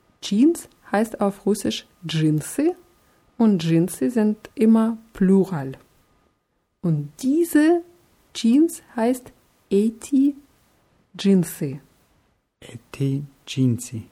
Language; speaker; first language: German; non-native, fluent; Russian